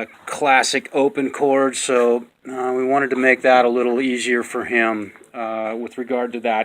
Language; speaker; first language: English; native; English